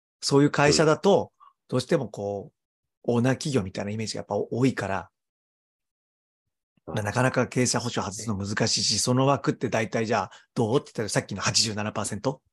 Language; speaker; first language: Japanese; native; Japanese